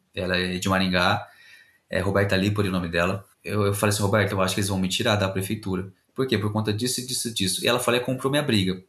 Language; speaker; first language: Portuguese; native; Portuguese